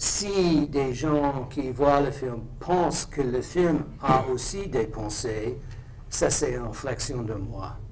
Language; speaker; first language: French; non-native, fluent; English